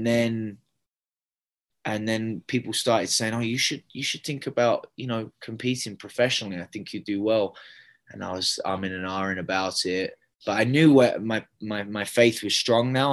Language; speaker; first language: English; native; English